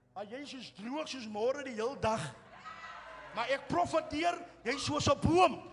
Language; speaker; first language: Afrikaans; early bilingual, heritage; Afrikaans